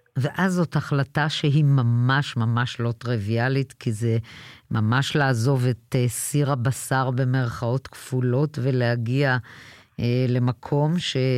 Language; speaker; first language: Hebrew; native; Hebrew